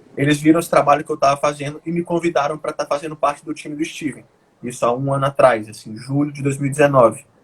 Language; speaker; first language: Portuguese; native; Portuguese